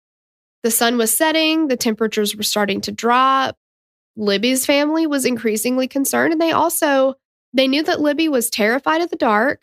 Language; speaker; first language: English; native; English